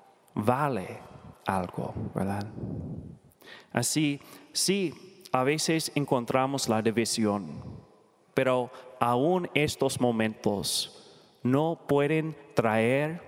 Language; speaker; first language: Spanish; non-native, learner; English